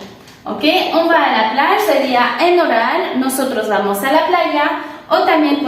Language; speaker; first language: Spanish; non-native, fluent; French